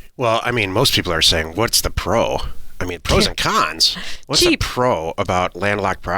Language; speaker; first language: English; native; English